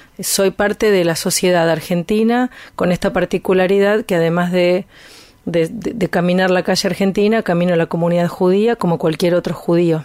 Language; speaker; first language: Spanish; native; Spanish